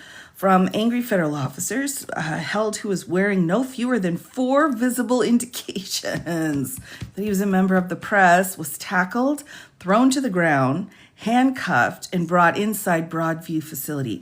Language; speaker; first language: English; native; English